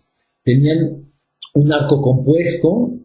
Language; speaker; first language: Spanish; native; Spanish